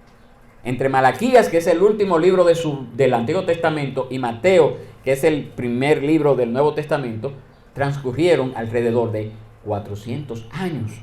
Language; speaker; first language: Spanish; native; Spanish